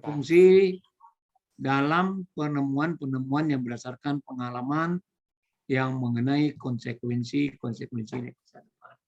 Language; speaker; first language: Indonesian; native; Indonesian